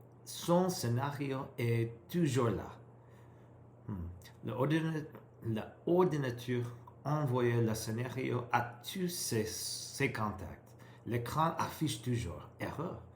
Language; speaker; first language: French; non-native, learner; English